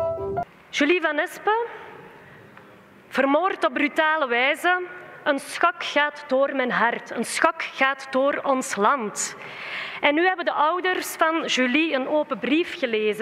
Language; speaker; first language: Dutch; native; Dutch